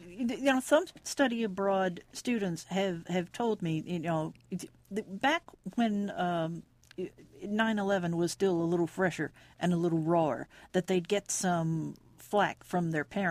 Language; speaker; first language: English; native; English